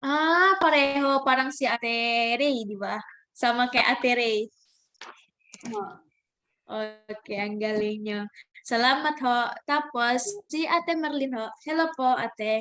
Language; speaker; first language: Filipino; non-native, fluent; Indonesian